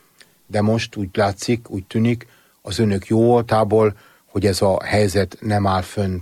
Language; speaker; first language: Hungarian; native; Hungarian